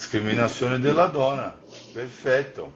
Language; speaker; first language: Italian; non-native, learner; Portuguese